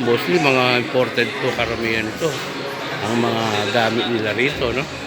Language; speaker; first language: Filipino; non-native, local second language; Pampanga